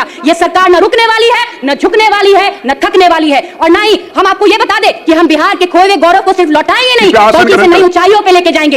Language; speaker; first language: Hindi; native; Hindi